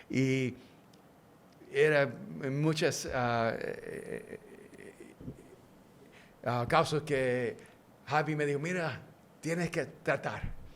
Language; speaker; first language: Spanish; early bilingual, heritage; English